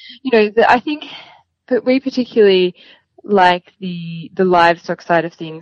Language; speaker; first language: English; native; English